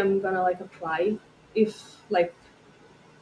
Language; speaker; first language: English; non-native, fluent; Italian